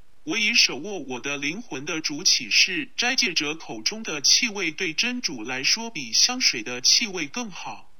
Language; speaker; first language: Chinese; non-native, local second language; Cantonese